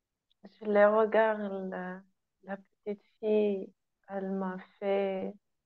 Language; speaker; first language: French; non-native, learner; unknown